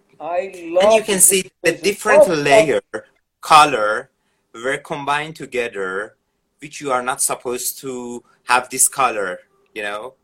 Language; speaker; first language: English; non-native, fluent; Persian